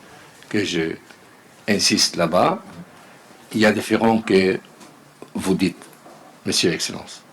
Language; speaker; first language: French; non-native, learner; Arabic